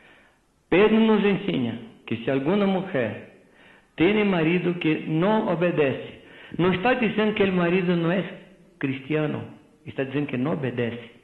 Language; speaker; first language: Spanish; non-native, fluent; Portuguese